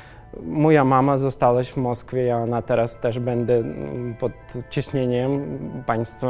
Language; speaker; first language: Polish; non-native, learner; Russian